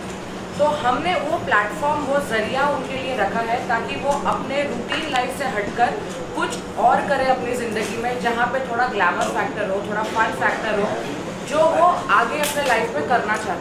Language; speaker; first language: Hindi; native; Hindi